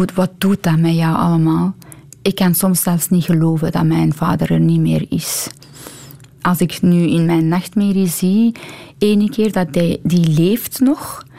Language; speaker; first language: Dutch; non-native, fluent; Persian